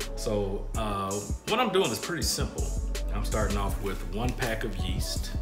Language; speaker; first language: English; native; English